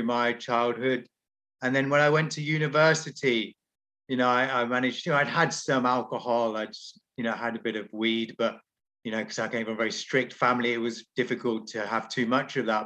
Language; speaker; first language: English; native; English